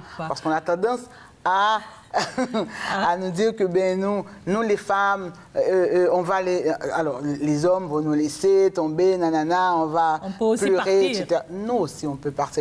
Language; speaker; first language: French; native; French